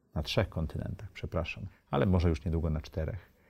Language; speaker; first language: Polish; native; Polish